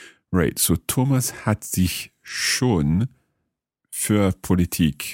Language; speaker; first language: German; non-native, learner; English